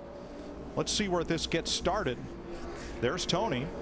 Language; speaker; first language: English; native; English